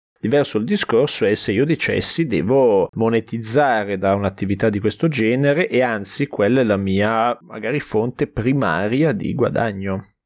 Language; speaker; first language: Italian; native; Italian